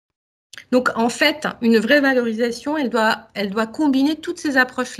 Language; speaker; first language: French; native; French